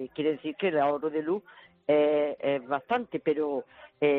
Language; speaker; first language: Spanish; native; Spanish